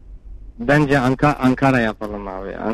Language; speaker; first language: Turkish; non-native, fluent; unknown